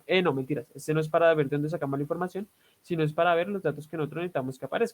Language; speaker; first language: Spanish; native; Spanish